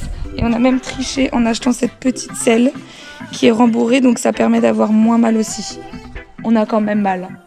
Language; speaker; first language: French; native; French